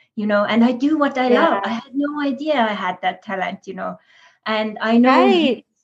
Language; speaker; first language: English; non-native, fluent; Estonian